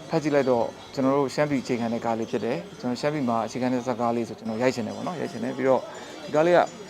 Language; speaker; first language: Burmese; non-native, local second language; Shan